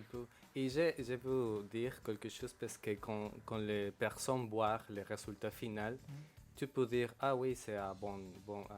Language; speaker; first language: French; non-native, local second language; Spanish